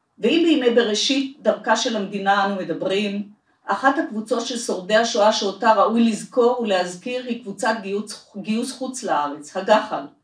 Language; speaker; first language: Hebrew; native; Hebrew